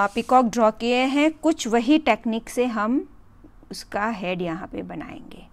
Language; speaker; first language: Hindi; non-native, local second language; Gujarati